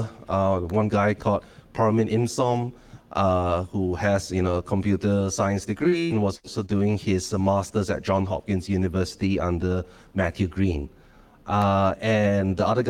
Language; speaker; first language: English; non-native, local second language; Cantonese